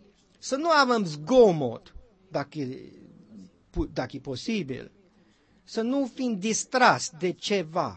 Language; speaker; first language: Romanian; non-native, learner; English